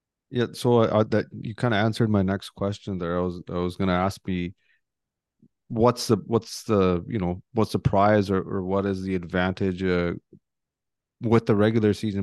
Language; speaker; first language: English; early bilingual, other home language; Punjabi